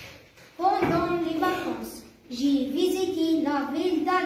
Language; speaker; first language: French; non-native, learner; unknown